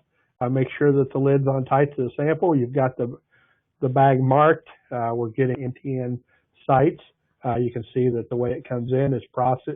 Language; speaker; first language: English; native; English